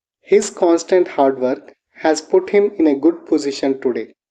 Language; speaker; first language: English; non-native, local second language; Telugu